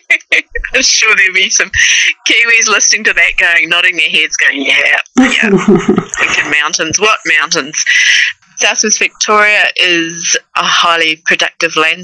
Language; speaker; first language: English; native; English